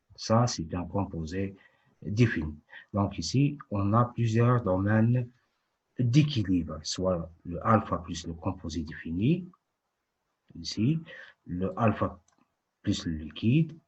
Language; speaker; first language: French; non-native, local second language; Arabic